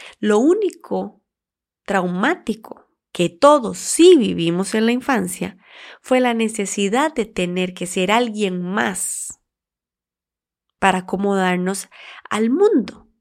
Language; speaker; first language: Spanish; native; Spanish